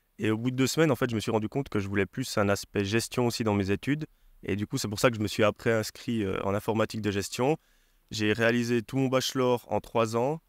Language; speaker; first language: French; native; French